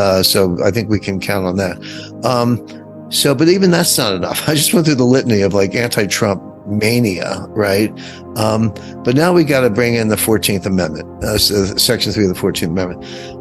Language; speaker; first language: English; native; English